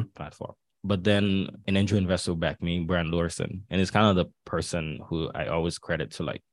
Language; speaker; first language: English; early bilingual, other home language; Haitian Creole